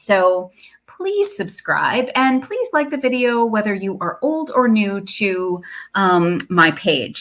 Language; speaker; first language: English; native; English